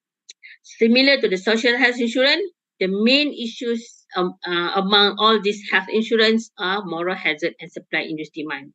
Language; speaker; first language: English; non-native, local second language; Malay